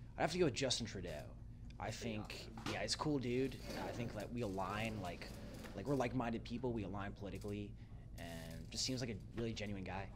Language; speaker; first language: English; native; English